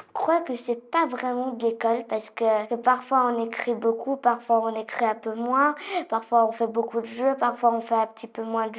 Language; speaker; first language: French; non-native, learner; Polish